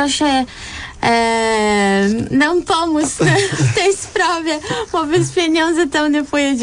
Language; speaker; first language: Polish; non-native, fluent; Portuguese